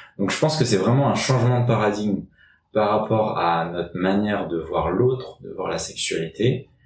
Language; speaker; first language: French; native; French